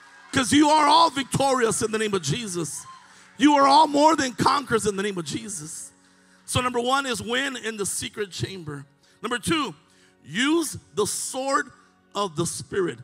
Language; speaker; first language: English; early bilingual, other home language; Spanish